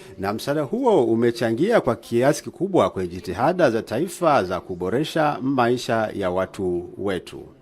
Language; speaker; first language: Swahili; native; Swahili